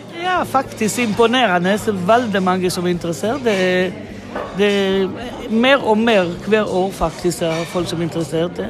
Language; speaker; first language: Norwegian; non-native, fluent; Hebrew